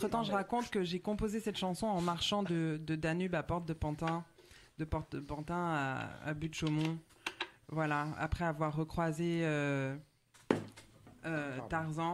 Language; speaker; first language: French; native; French